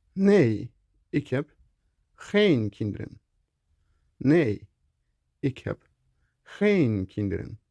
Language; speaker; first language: Dutch; non-native, learner; Turkish